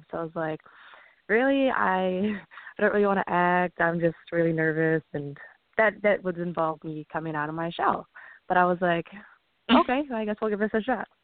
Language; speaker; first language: English; native; English